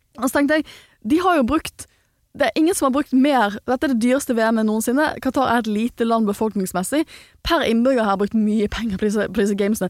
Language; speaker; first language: Norwegian; native; Norwegian